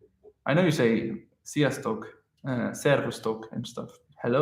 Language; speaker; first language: Hungarian; non-native, learner; Danish